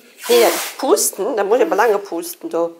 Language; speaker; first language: German; native; German